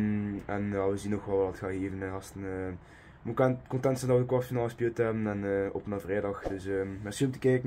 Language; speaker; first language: Dutch; native; Dutch